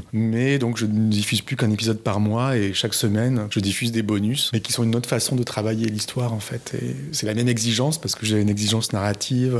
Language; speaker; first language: French; native; French